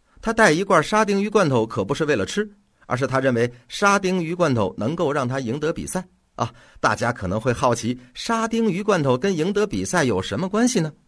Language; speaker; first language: Chinese; native; Chinese